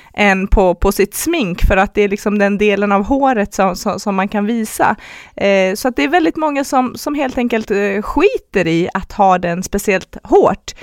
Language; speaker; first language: Swedish; early bilingual, other home language; Persian